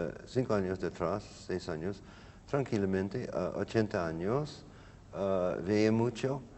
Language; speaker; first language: Spanish; non-native, learner; English